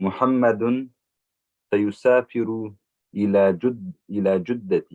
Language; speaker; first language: Arabic; non-native, learner; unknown